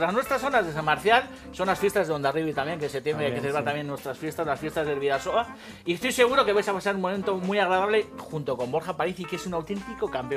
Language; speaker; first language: Spanish; native; Spanish